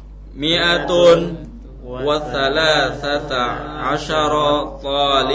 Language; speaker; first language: Arabic; non-native, learner; Indonesian